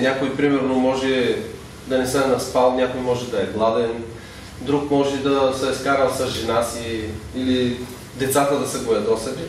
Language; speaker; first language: Bulgarian; native; Bulgarian